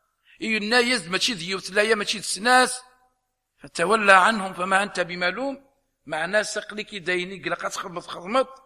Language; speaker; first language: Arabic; non-native, local second language; Kabyle